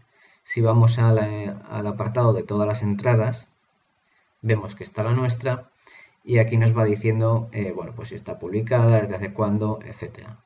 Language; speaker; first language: Spanish; native; Spanish